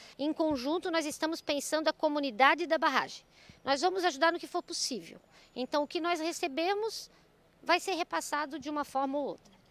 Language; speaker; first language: Portuguese; native; Portuguese